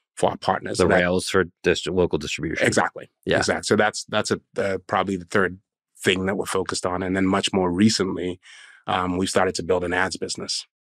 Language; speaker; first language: English; non-native, local second language; Akan